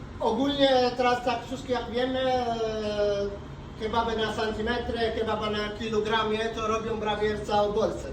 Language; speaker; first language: Polish; non-native, learner; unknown